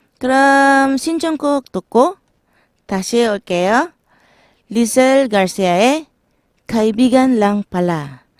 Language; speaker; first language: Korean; non-native, learner; Filipino